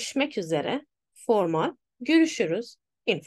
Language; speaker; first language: Turkish; non-native, fluent; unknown